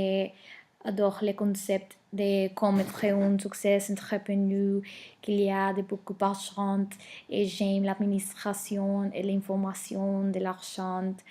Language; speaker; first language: French; non-native, learner; Spanish